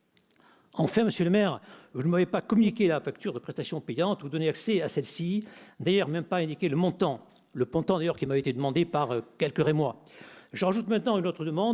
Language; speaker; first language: French; native; French